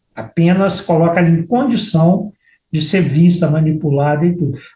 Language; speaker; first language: Portuguese; native; Portuguese